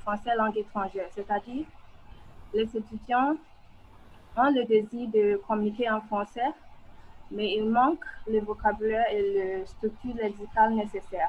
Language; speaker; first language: French; non-native, fluent; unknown